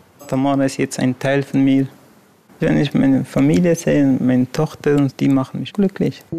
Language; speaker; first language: German; non-native, fluent; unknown